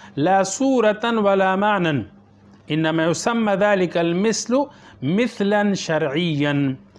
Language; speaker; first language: Arabic; non-native, fluent; Urdu